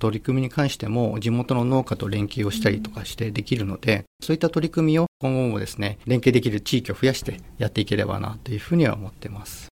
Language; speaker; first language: Japanese; native; Japanese